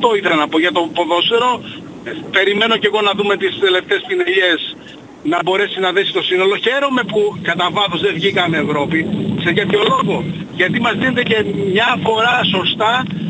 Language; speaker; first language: Greek; non-native, fluent; Italian